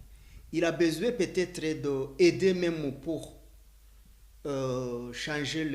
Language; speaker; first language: French; non-native, learner; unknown